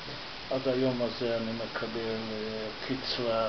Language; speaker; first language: Hebrew; non-native, fluent; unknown